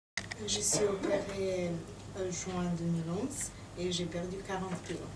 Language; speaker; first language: French; non-native, fluent; Serbian